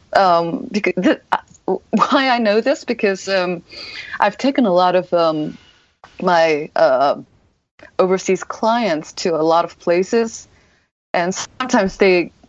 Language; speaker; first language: English; non-native, fluent; Japanese